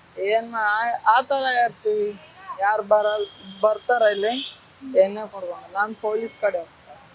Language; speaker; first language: Kannada; non-native, learner; Hindi